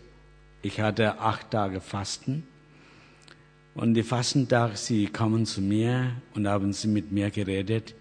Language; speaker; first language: German; non-native, learner; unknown